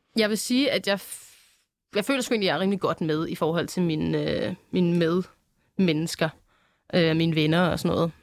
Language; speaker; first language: Danish; native; Danish